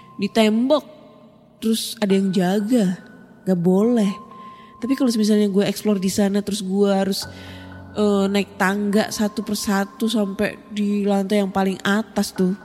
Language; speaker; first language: Indonesian; native; Indonesian